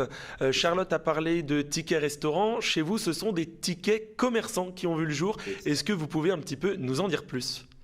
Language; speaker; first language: French; native; French